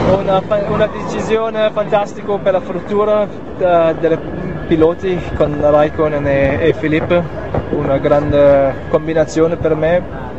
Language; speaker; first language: Italian; non-native, learner; German